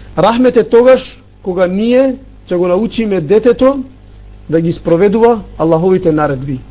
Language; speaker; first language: Macedonian; non-native, local second language; Albanian